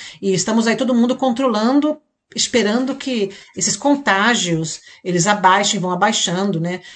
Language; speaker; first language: Portuguese; native; Portuguese